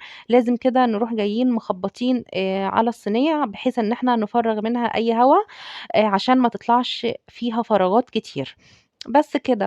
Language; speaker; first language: Arabic; native; Arabic